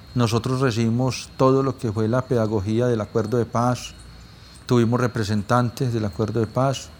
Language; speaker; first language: Spanish; native; Spanish